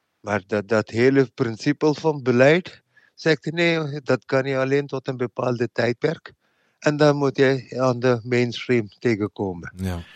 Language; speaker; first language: Dutch; non-native, fluent; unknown